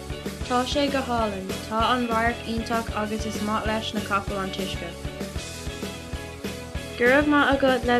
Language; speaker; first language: Irish; non-native, local second language; English